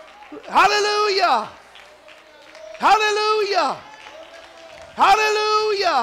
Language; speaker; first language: Spanish; non-native, local second language; English